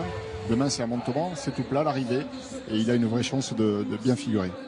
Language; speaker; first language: French; native; French